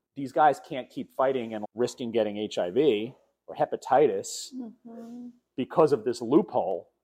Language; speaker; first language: English; native; English